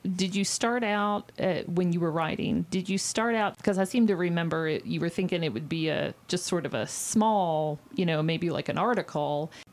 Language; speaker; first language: English; native; English